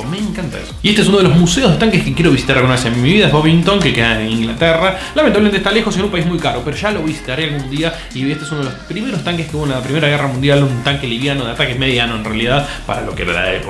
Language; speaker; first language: Spanish; native; Spanish